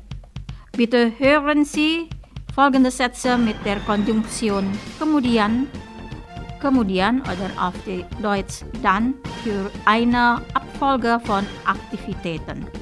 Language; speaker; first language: German; non-native, fluent; Indonesian